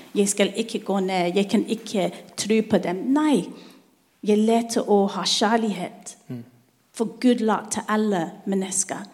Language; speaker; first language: Norwegian; non-native, learner; English